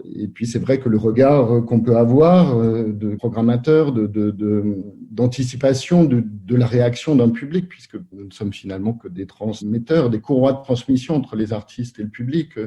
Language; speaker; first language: French; native; French